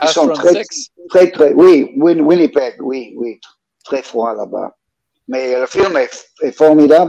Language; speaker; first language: French; non-native, learner; English